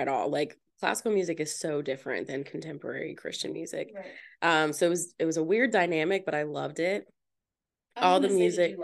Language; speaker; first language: English; native; English